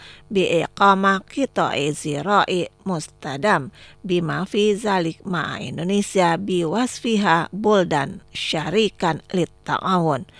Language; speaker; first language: Arabic; non-native, fluent; Indonesian